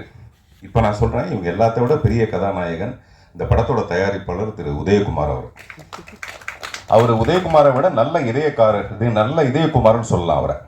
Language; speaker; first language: Tamil; native; Tamil